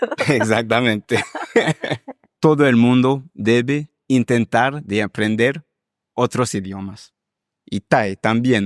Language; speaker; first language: Spanish; non-native, fluent; English